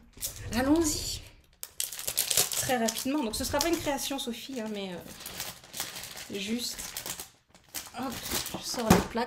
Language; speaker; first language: French; native; French